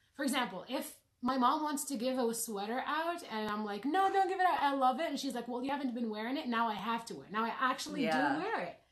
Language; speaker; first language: English; non-native, fluent; Arabic